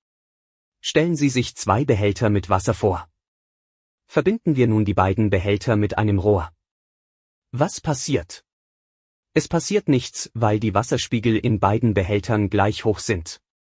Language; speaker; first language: German; native; German